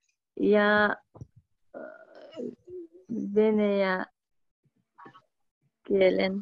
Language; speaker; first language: Finnish; non-native, learner; Russian